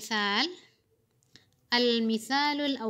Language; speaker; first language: Arabic; non-native, fluent; Indonesian